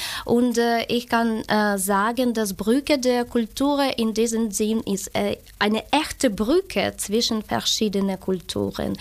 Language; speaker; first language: German; non-native, learner; Ukrainian